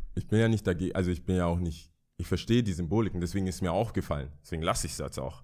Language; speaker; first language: German; early bilingual, other home language; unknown